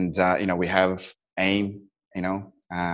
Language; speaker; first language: English; non-native, local second language; Nepali